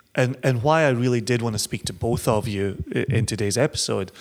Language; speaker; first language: English; native; English